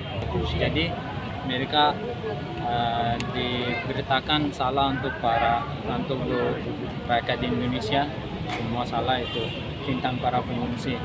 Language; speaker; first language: Indonesian; non-native, learner; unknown